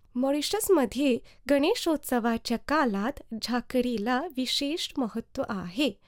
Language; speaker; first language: Marathi; early bilingual, heritage; Marathi